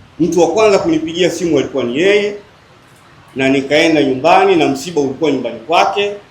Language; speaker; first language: Swahili; native; Swahili